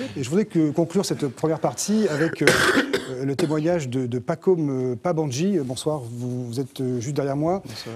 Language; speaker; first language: French; native; French